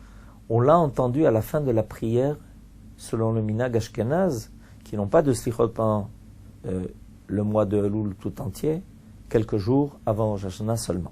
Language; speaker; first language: French; native; French